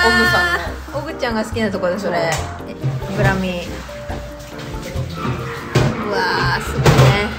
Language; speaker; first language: Japanese; native; Japanese